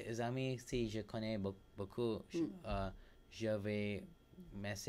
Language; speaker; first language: French; non-native, learner; English